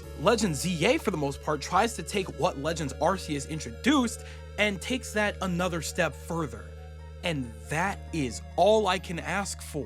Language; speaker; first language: English; native; English